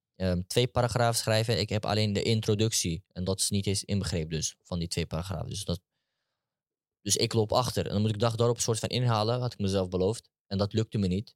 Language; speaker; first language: Dutch; early bilingual, other home language; Turkish